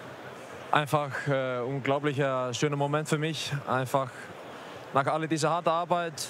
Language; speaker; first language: German; non-native, fluent; Icelandic